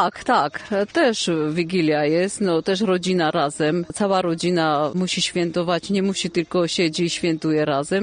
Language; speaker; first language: Polish; non-native, fluent; Armenian